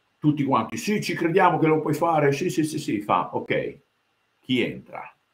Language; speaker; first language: Italian; early bilingual, heritage; Italian